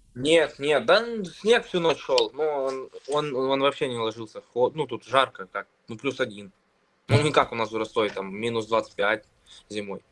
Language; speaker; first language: Russian; native; Russian